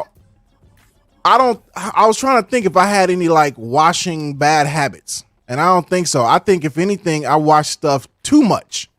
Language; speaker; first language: English; native; English